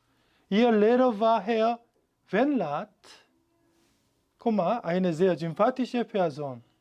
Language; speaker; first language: German; non-native, fluent; Korean